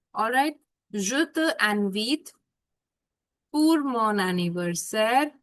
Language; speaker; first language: French; non-native, fluent; Hindi